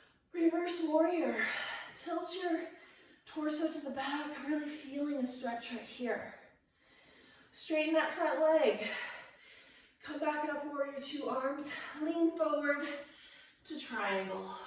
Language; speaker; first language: English; native; English